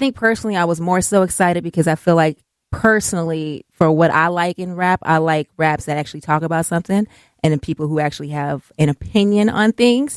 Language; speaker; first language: English; native; English